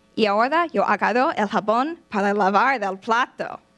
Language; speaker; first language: Spanish; non-native, fluent; English